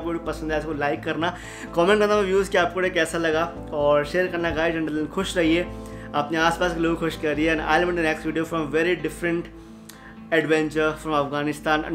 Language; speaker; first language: Hindi; native; Hindi